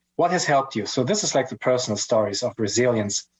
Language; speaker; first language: English; non-native, fluent; German